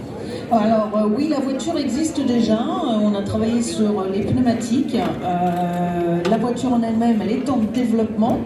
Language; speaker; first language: French; native; French